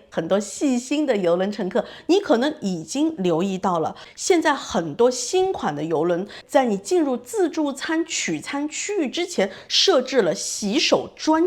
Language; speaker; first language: Chinese; native; Chinese